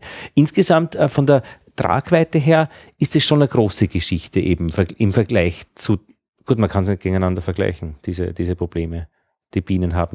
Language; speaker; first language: German; native; German